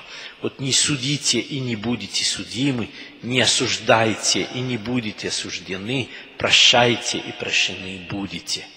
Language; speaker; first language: Russian; non-native, fluent; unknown